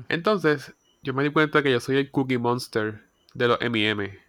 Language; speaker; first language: Spanish; native; Spanish